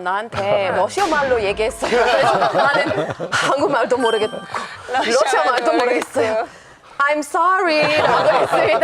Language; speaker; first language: Korean; non-native, fluent; English